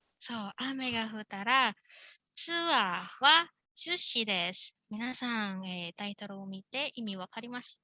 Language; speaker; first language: Japanese; non-native, fluent; Indonesian